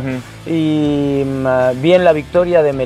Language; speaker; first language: Spanish; native; Spanish